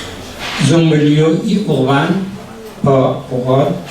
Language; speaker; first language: French; non-native, learner; Persian